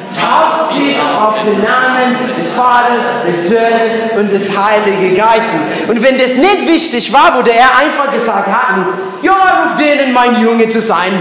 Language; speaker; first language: German; non-native, fluent; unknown